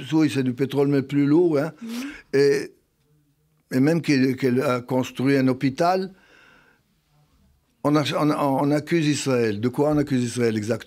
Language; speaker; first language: French; non-native, fluent; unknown